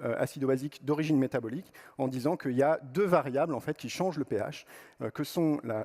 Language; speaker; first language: French; native; French